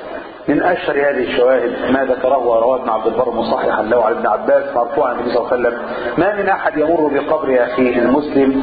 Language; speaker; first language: Arabic; native; Arabic